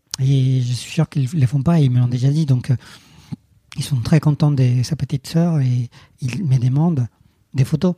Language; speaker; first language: French; non-native, fluent; Spanish